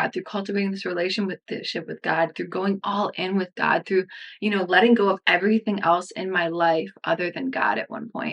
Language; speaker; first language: English; native; English